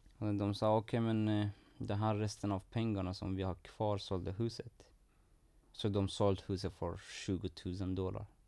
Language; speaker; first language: Swedish; non-native, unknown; Persian